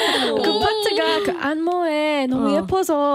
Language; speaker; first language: Korean; non-native, learner; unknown